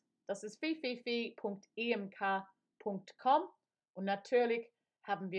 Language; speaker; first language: German; non-native, fluent; English